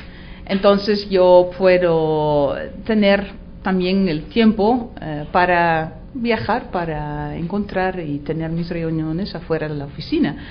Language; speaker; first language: Spanish; non-native, fluent; Dutch